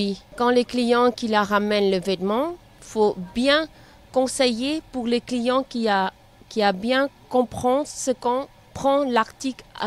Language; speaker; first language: French; non-native, learner; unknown